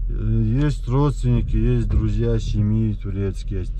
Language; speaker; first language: Russian; native; Russian